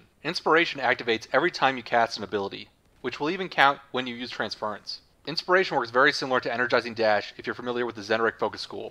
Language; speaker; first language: English; native; English